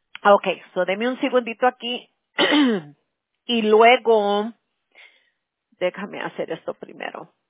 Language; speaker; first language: Spanish; early bilingual, heritage; Spanish